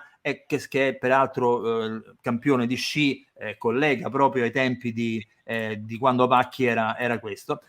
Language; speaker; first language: Italian; native; Italian